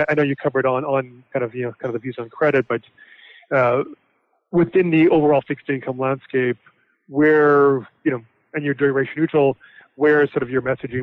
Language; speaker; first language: English; native; English